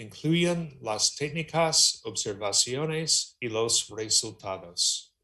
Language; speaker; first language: Spanish; non-native, learner; English